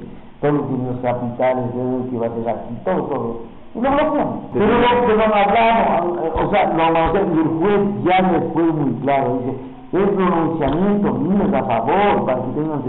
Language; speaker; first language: Spanish; native; Spanish